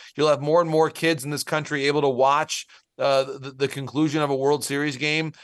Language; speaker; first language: English; native; English